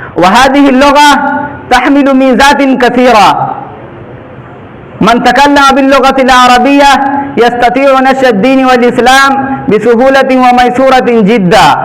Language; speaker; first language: Arabic; non-native, fluent; Urdu